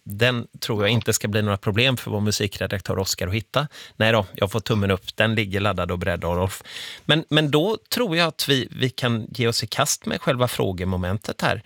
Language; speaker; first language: Swedish; native; Swedish